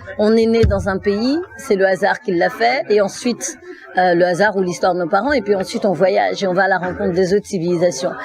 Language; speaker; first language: French; early bilingual, other home language; Fula